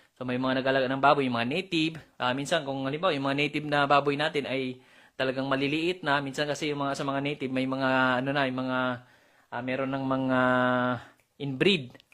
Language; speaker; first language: Filipino; non-native, local second language; Cebuano